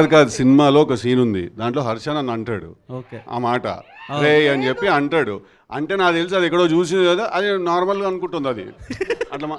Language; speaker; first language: Telugu; native; Telugu